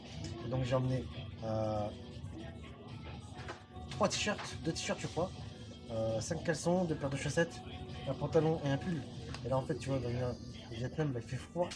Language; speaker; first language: French; native; French